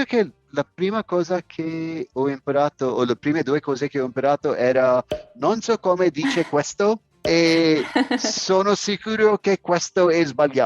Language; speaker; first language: Italian; non-native, learner; English